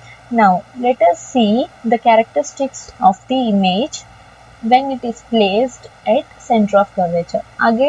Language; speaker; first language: English; non-native, local second language; Telugu